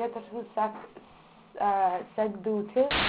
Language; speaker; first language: Icelandic; non-native, learner; English